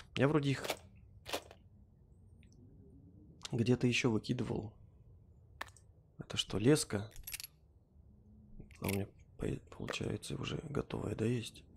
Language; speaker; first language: Russian; native; Russian